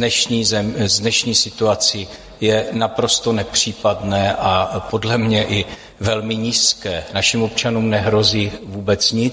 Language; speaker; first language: Czech; native; Czech